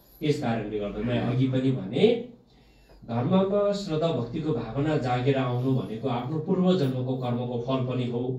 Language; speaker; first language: Nepali; non-native, local second language; Gurung